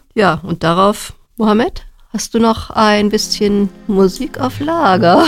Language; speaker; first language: German; native; German